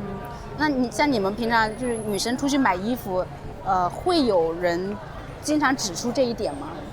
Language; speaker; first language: Chinese; native; Chinese